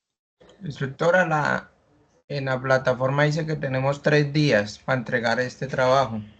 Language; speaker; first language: Spanish; native; Spanish